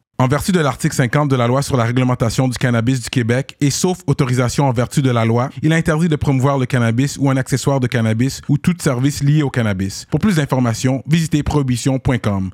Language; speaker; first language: French; native; French